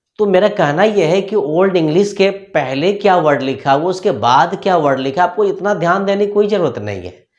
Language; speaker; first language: Hindi; native; Hindi